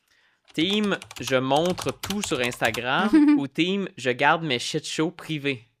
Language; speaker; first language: French; native; French